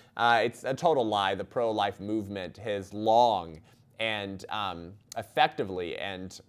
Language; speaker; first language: English; native; English